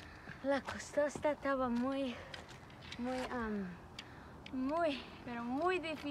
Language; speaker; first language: Spanish; early bilingual, heritage; Spanish